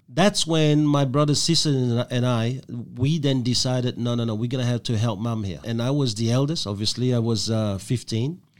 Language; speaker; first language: English; non-native, fluent; French